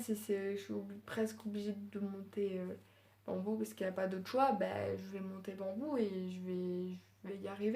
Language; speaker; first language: French; native; French